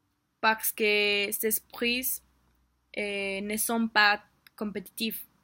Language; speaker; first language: French; non-native, learner; Spanish